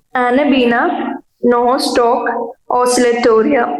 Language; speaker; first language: English; non-native, local second language; Malayalam